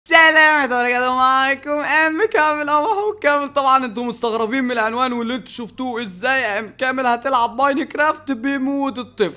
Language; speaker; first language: Arabic; native; Arabic